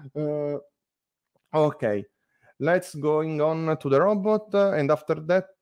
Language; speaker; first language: English; non-native, learner; Italian